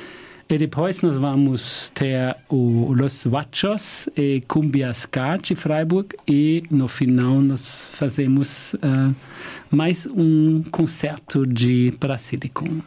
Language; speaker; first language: Portuguese; non-native, fluent; German